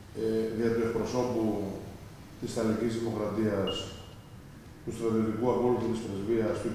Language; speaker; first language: Greek; native; Greek